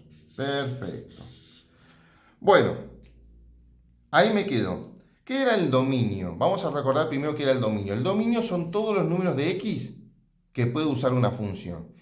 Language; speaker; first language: Spanish; native; Spanish